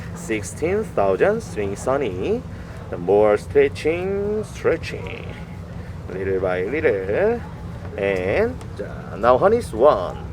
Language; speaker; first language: English; non-native, learner; Korean